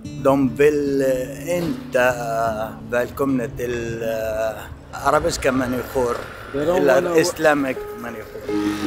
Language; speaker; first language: Swedish; non-native, learner; Arabic